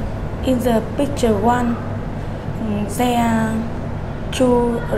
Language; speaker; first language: English; non-native, learner; Vietnamese